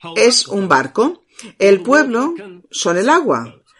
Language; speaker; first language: Spanish; non-native, fluent; English